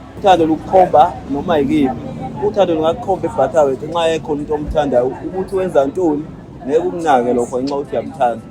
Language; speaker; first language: Zulu; native; Zulu